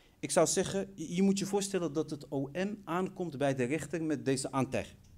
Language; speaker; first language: Dutch; early bilingual, other home language; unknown